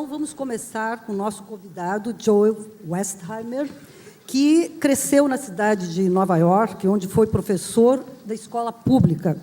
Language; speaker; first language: Portuguese; native; Portuguese